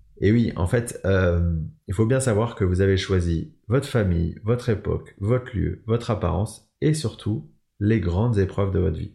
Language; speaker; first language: French; native; French